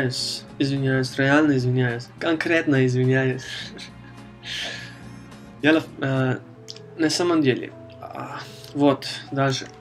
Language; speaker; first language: Russian; non-native, fluent; Spanish